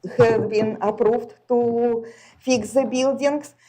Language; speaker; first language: English; non-native, fluent; Russian